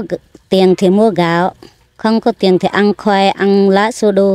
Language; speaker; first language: Vietnamese; non-native, local second language; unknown